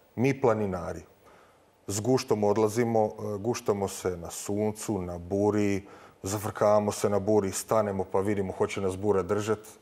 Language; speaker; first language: Croatian; native; Croatian